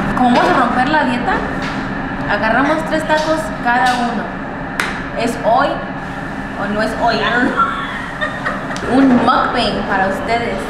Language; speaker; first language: Spanish; early bilingual, heritage; Spanish